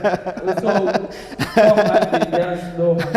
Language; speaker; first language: Danish; non-native, fluent; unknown